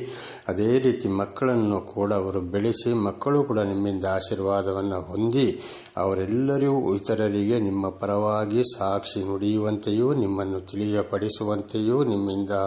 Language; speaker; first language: Kannada; native; Kannada